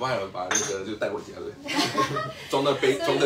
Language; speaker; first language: Chinese; native; Chinese